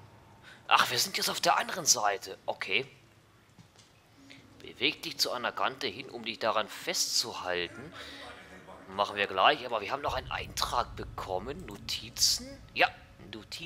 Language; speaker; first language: German; native; German